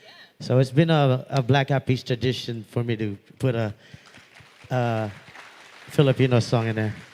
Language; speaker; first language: English; non-native, local second language; Pampanga